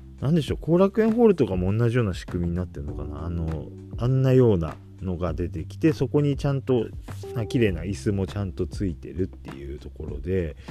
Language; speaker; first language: Japanese; native; Japanese